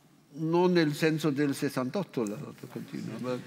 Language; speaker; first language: Italian; non-native, fluent; German